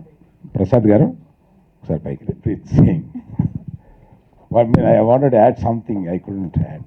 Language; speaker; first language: Telugu; native; Telugu